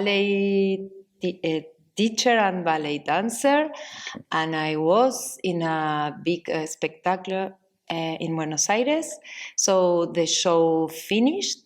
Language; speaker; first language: English; non-native, learner; Spanish